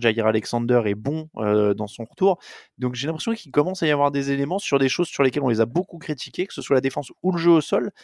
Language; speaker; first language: French; native; French